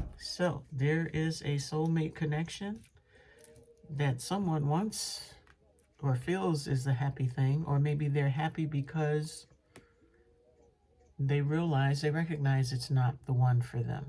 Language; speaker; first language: English; native; English